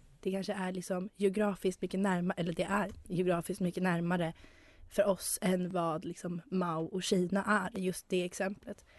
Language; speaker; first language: Swedish; native; Swedish